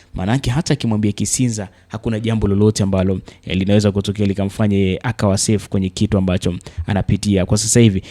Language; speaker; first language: Swahili; native; Swahili